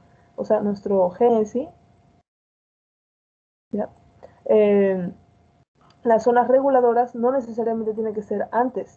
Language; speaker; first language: Spanish; native; Spanish